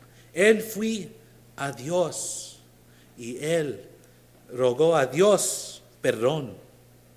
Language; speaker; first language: Spanish; non-native, learner; English